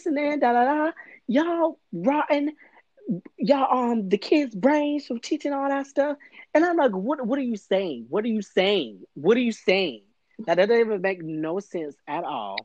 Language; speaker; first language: English; native; English